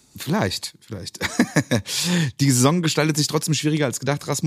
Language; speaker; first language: German; native; German